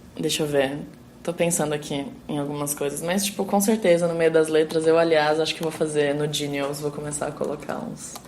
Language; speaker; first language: Portuguese; native; Portuguese